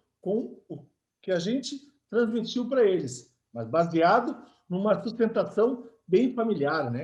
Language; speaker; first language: Portuguese; native; Portuguese